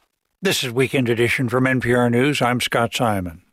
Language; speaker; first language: English; native; English